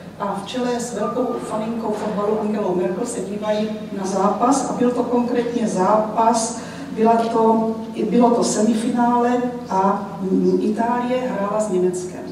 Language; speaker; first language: Czech; native; Czech